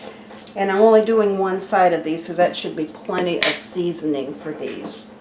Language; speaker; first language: English; native; English